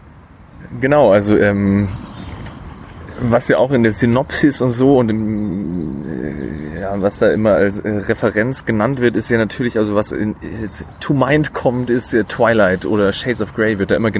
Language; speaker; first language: German; native; German